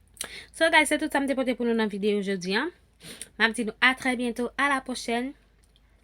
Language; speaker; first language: French; non-native, local second language; Haitian Creole